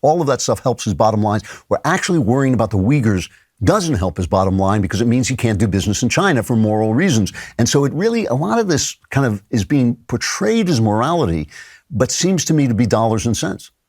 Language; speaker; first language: English; native; English